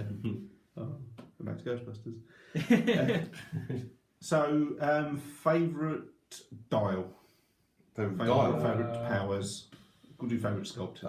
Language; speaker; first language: English; native; English